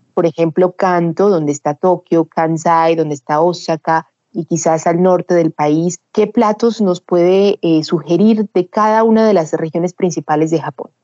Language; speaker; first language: Spanish; native; Spanish